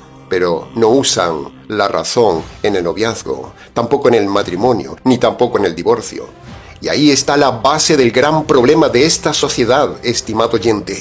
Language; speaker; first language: Spanish; native; Spanish